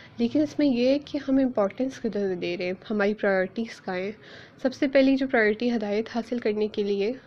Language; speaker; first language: Urdu; native; Urdu